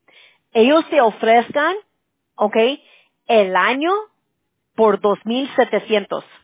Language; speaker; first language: Spanish; early bilingual, heritage; Spanish